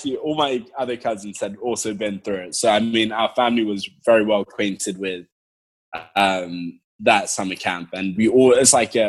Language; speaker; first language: English; native; English